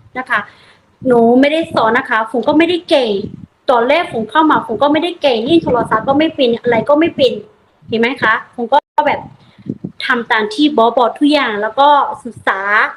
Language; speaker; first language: Thai; non-native, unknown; Burmese